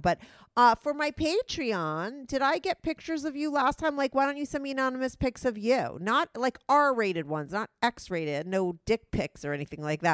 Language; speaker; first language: English; native; English